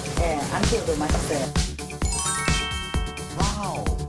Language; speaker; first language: Korean; non-native, learner; Vietnamese